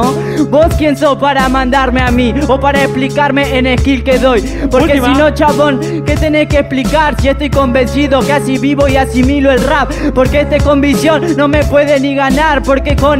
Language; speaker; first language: Spanish; native; Spanish